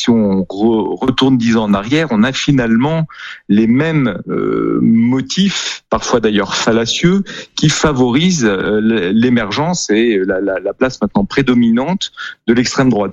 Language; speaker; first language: French; native; French